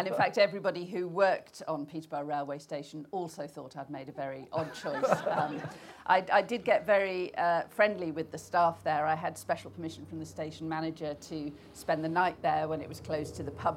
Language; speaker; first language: English; native; English